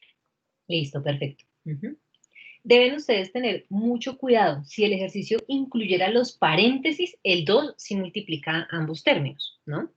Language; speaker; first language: Spanish; native; Spanish